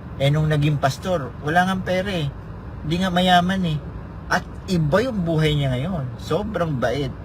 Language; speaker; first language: Filipino; native; Filipino